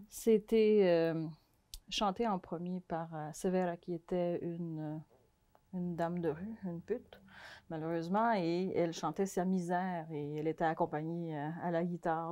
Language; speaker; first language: French; non-native, fluent; Portuguese